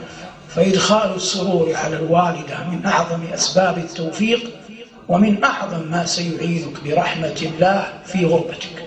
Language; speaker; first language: Arabic; native; Arabic